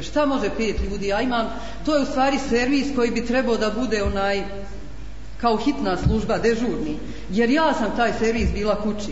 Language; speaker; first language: Croatian; native; Croatian